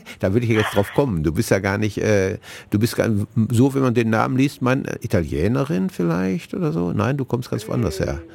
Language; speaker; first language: German; native; German